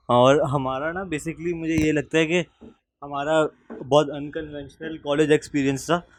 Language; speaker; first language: Urdu; native; Urdu